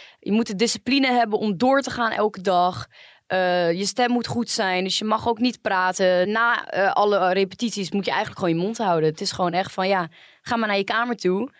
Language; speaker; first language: Dutch; early bilingual, other home language; Greek